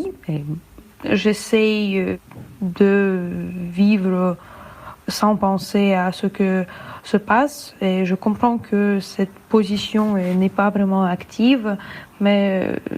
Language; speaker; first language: French; non-native, fluent; Russian